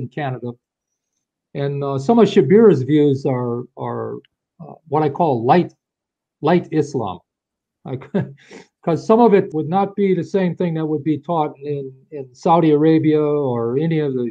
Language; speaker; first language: English; native; English